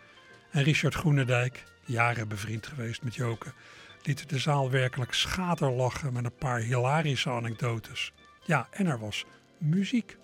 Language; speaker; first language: Dutch; native; Dutch